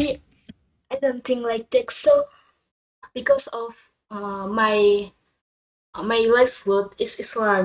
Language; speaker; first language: English; non-native, learner; Indonesian